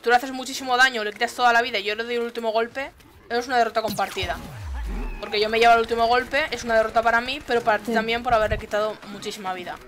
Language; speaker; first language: Spanish; native; Spanish